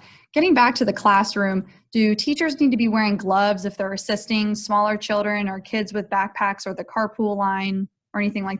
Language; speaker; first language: English; native; English